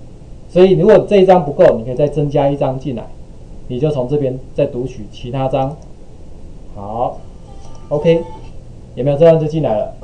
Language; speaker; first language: Chinese; native; Chinese